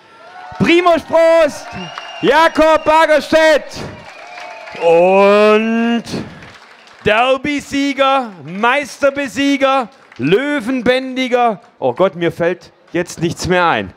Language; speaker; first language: German; native; German